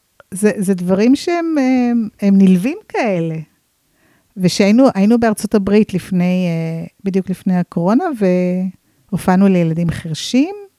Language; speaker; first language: Hebrew; non-native, fluent; English